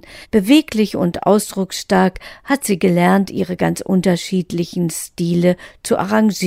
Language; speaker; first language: German; native; German